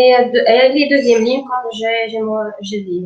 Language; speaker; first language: French; non-native, local second language; Arabic